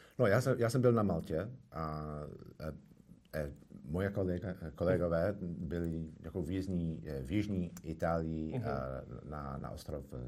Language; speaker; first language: Czech; non-native, fluent; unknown